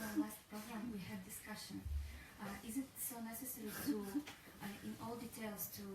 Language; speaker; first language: English; non-native, learner; Russian